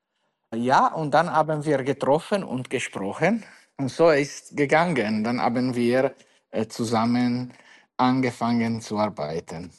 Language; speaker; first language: German; non-native, learner; Italian